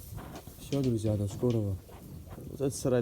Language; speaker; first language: Russian; non-native, local second language; Ossetic